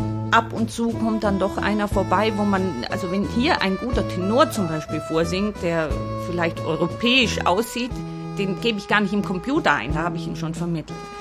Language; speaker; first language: German; native; German